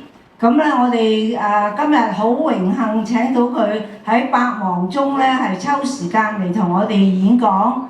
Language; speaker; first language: Cantonese; native; Cantonese